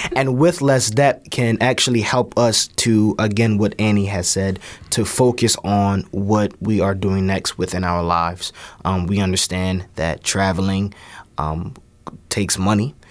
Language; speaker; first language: English; native; English